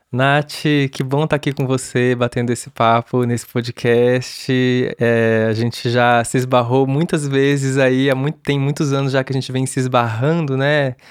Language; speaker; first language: Portuguese; native; Portuguese